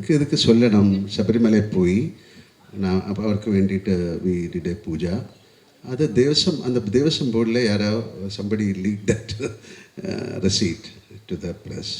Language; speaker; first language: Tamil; non-native, learner; Malayalam